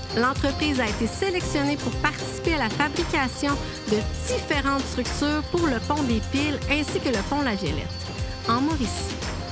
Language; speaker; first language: French; native; French